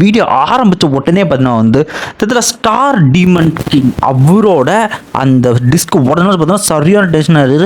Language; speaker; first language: Tamil; native; Tamil